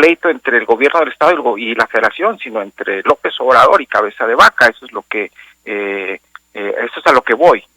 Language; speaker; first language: Spanish; native; Spanish